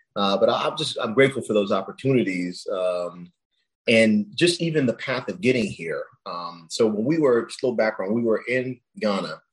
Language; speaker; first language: English; early bilingual, other home language; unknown